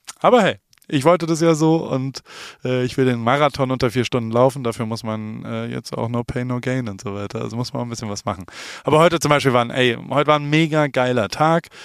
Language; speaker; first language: German; native; German